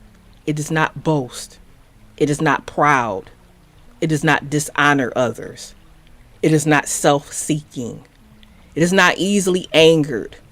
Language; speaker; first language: English; native; English